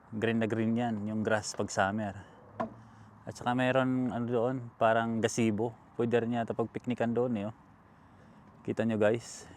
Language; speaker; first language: Filipino; native; Filipino